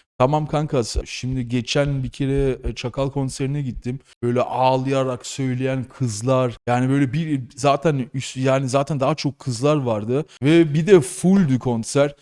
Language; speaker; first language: Turkish; early bilingual, heritage; Turkish